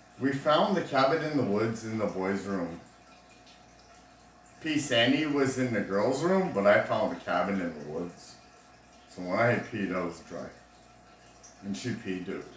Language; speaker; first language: English; native; English